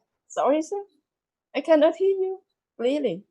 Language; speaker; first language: English; non-native, learner; Vietnamese